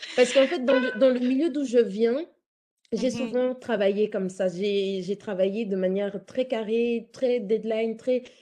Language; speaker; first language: French; native; French